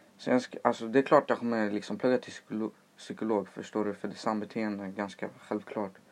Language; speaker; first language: Swedish; native; Swedish